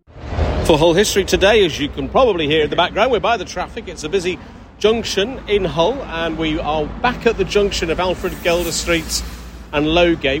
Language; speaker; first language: English; native; English